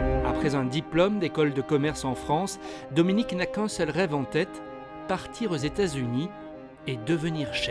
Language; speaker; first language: French; native; French